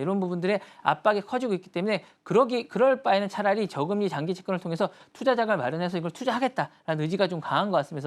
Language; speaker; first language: Korean; native; Korean